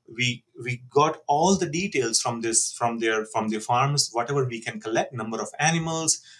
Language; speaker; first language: English; non-native, local second language; Hindi